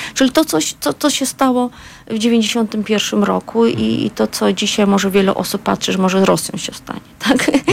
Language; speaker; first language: Polish; non-native, fluent; Azerbaijani